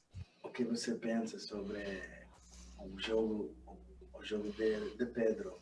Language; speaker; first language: Portuguese; non-native, learner; English